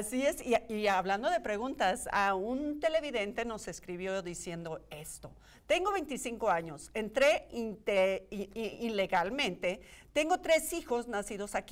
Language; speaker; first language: Spanish; native; Spanish